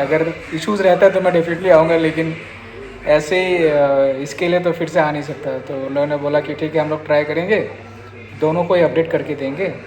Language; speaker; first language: Hindi; native; Hindi